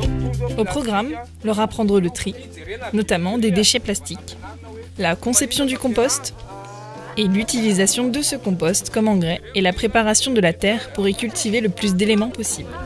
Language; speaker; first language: French; native; French